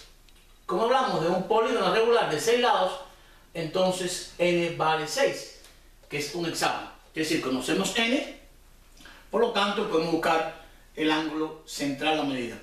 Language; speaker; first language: Spanish; native; Spanish